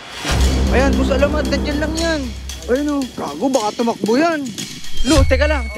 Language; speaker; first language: Filipino; native; Filipino